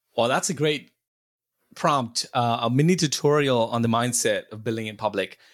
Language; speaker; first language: English; non-native, local second language; Telugu